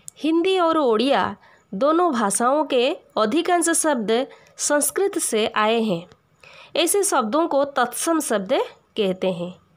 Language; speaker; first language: Hindi; non-native, local second language; Odia